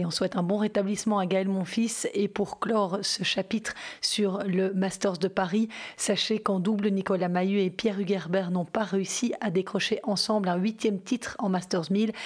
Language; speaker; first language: French; native; French